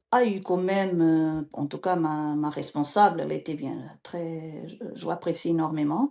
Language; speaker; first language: French; non-native, fluent; Portuguese